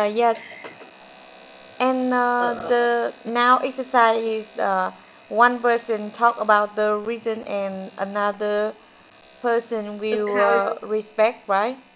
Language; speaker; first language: English; non-native, learner; Vietnamese